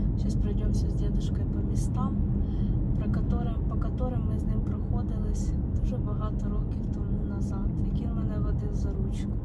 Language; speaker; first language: Ukrainian; native; Ukrainian